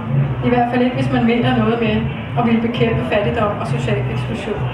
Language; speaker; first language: Danish; native; Danish